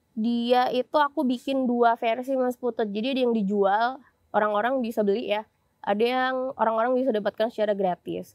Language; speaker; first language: Indonesian; native; Indonesian